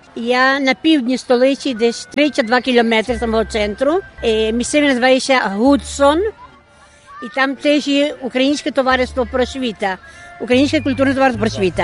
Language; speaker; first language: Ukrainian; early bilingual, heritage; Ukrainian